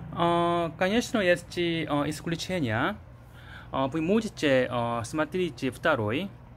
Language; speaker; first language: Russian; non-native, learner; Korean